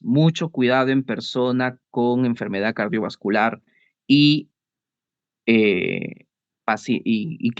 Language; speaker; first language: Spanish; native; Spanish